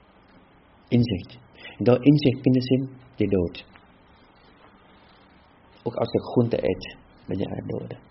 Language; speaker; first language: Dutch; non-native, fluent; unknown